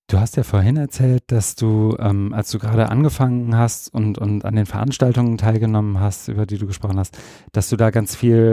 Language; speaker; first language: German; native; German